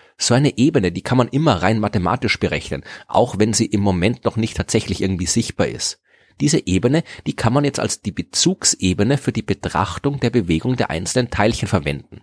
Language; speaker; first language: German; native; German